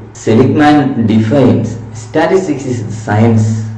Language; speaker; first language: English; non-native, local second language; Malayalam